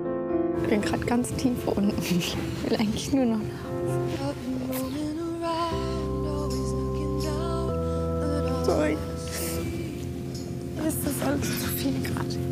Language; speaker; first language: German; native; German